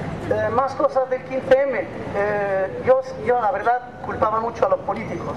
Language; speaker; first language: Spanish; native; Spanish